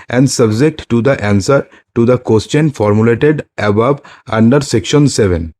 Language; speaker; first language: English; non-native, local second language; Bangla